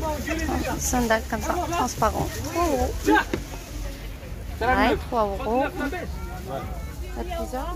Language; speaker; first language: French; non-native, fluent; Arabic